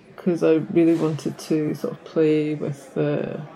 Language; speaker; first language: English; native; English